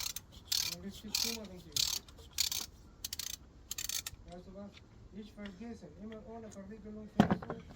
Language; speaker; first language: German; non-native, learner; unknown